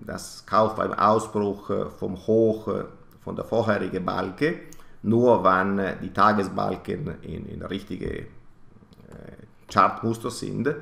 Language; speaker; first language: German; non-native, fluent; Italian